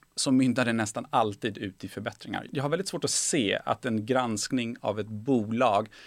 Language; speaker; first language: Swedish; early bilingual, other home language; Persian